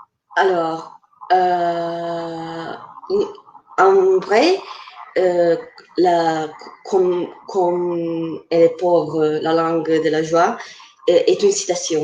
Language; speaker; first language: French; non-native, fluent; Italian